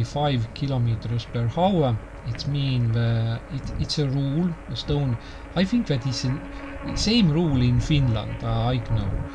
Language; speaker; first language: English; non-native, learner; Estonian